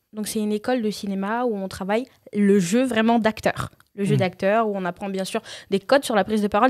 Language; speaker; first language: French; early bilingual, other home language; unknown